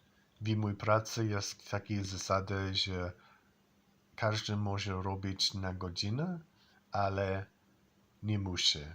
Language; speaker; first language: Polish; non-native, learner; English